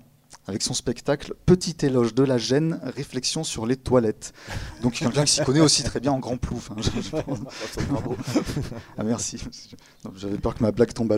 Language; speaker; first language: French; native; French